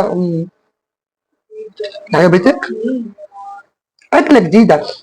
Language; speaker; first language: Arabic; native; Arabic